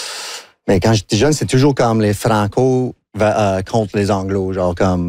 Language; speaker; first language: French; non-native, local second language; English